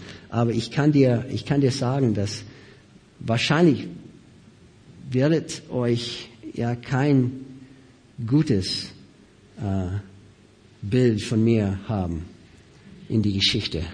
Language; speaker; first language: German; non-native, fluent; English